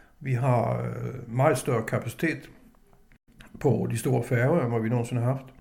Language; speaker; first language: Danish; native; Danish